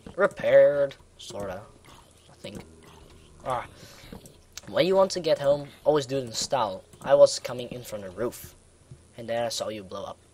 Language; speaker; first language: English; non-native, fluent; Dutch